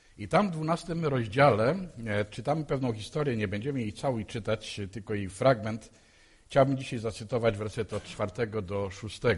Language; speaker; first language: Polish; native; Polish